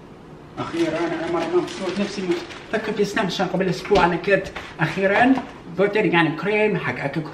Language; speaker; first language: Arabic; non-native, learner; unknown